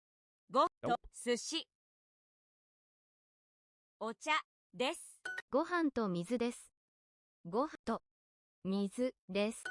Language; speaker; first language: Japanese; non-native, learner; English